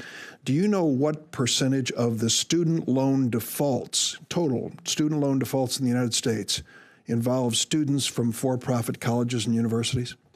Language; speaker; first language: English; native; English